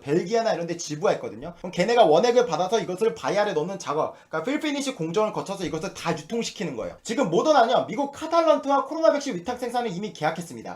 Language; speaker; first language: Korean; native; Korean